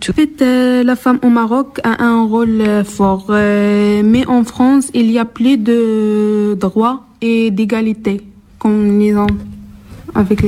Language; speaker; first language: French; non-native, learner; Arabic